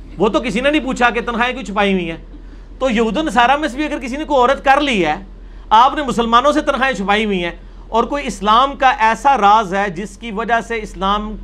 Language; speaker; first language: Urdu; non-native, local second language; Punjabi